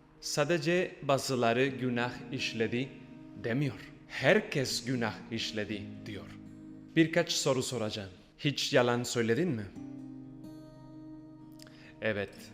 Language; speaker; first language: Turkish; non-native, fluent; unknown